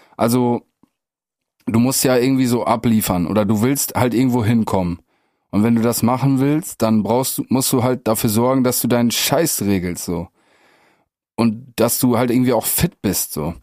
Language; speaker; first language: German; native; German